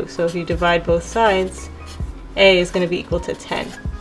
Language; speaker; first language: English; native; English